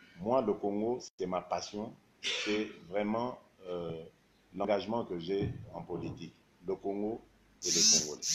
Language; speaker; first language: French; non-native, local second language; Luba-Lulua